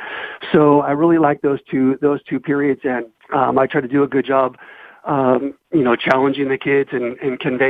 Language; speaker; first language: English; native; English